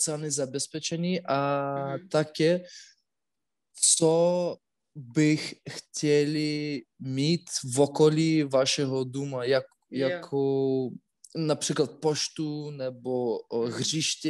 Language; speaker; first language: Czech; non-native, learner; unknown